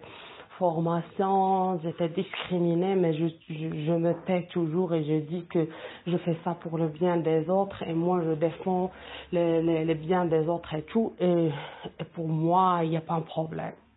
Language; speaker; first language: French; non-native, local second language; Arabic